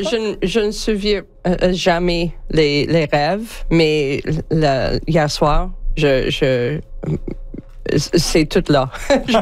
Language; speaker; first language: French; non-native, learner; English